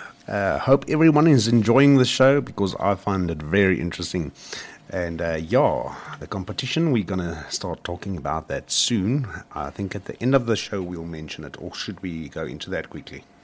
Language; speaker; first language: English; non-native, local second language; Afrikaans